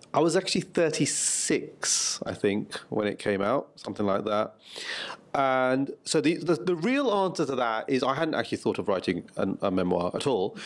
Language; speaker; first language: English; native; English